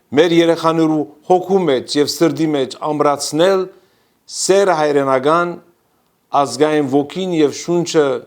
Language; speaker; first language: Armenian; early bilingual, heritage; Armenian